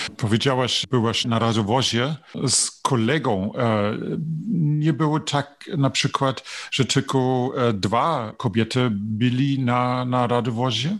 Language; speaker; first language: Polish; non-native, learner; German